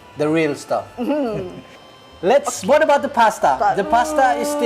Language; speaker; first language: English; non-native, fluent; Indonesian